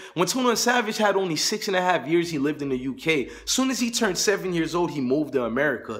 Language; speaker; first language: English; native; English